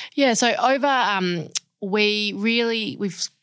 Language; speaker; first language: English; native; English